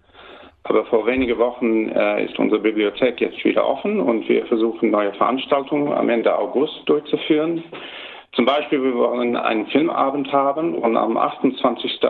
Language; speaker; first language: German; early bilingual, heritage; German